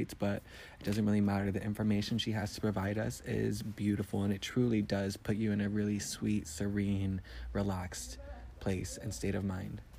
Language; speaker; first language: English; early bilingual, other home language; Spanish